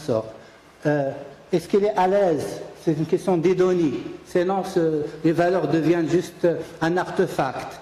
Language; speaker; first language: French; non-native, local second language; Arabic